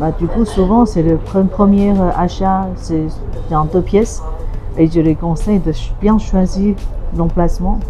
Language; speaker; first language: French; non-native, fluent; Chinese